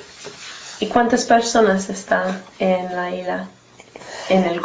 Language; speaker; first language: Spanish; non-native, learner; English